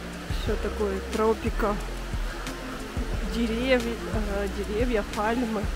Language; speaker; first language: Russian; native; Russian